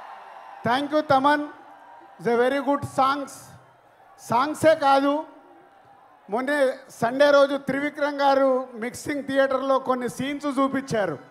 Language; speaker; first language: Telugu; native; Telugu